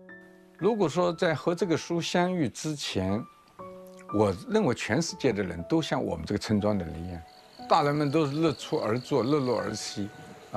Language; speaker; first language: Chinese; non-native, local second language; Wu Chinese